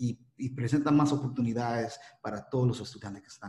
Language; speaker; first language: Spanish; early bilingual, heritage; Spanish